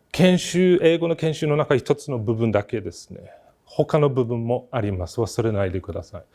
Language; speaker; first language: Japanese; non-native, fluent; English